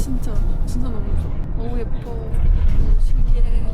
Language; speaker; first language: Korean; non-native, learner; French